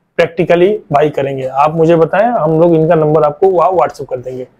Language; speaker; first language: Hindi; native; Hindi